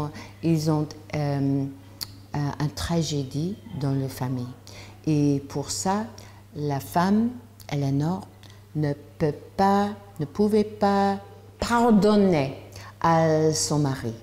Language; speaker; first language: French; non-native, learner; English